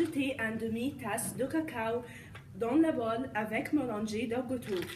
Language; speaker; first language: French; non-native, learner; English